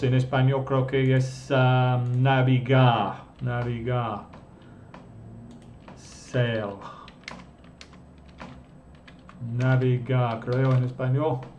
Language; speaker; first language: Spanish; non-native, fluent; English